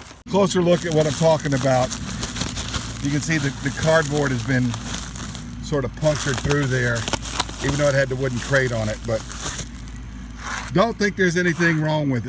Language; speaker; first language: English; native; English